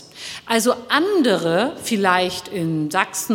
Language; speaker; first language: German; early bilingual, other home language; Turkish